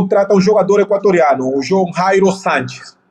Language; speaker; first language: Portuguese; non-native, fluent; Spanish